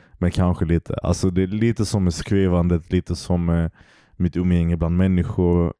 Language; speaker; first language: Swedish; early bilingual, other home language; Turkish